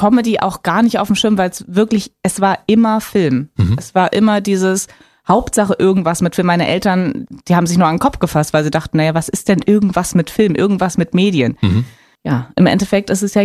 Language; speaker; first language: German; native; German